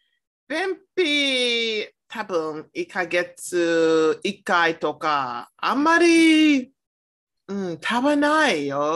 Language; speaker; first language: Japanese; non-native, learner; English